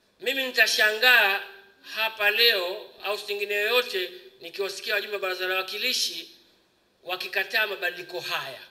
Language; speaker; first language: Swahili; native; Swahili